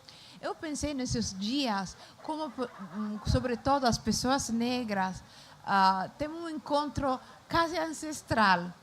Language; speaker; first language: Portuguese; non-native, fluent; Italian